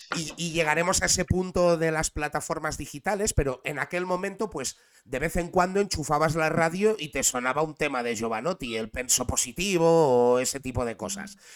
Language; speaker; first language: Spanish; native; Spanish